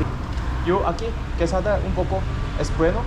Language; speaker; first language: Spanish; non-native, learner; Korean